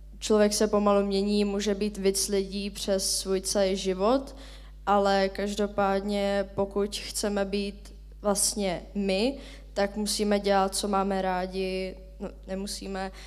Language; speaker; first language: Czech; native; Czech